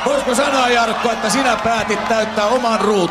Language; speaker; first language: Finnish; native; Finnish